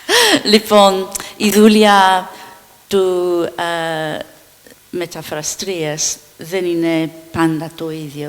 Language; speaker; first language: Greek; non-native, fluent; English